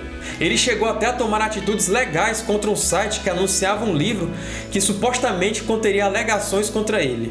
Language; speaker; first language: Portuguese; native; Portuguese